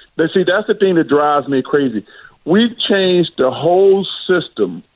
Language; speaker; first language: English; native; English